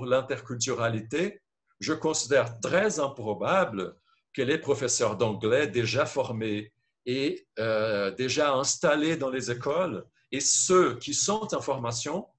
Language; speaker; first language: French; non-native, fluent; Portuguese